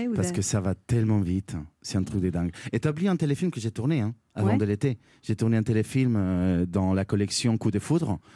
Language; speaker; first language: French; non-native, fluent; Spanish